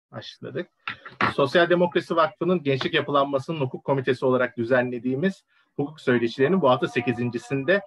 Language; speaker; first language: Turkish; native; Turkish